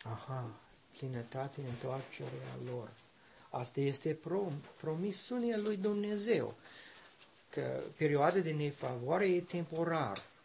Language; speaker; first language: Romanian; non-native, learner; English